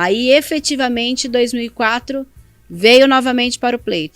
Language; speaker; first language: Portuguese; native; Portuguese